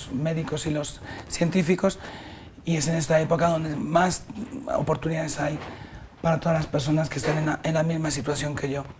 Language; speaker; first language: Spanish; native; Spanish